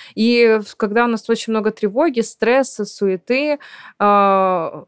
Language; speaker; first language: Russian; native; Russian